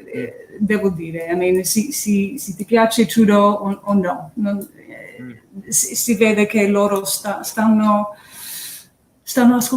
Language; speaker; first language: Italian; early bilingual, heritage; English